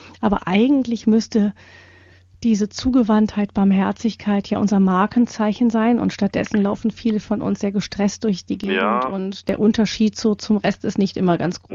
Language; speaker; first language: German; native; German